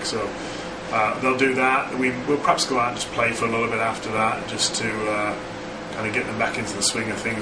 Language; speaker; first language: English; native; English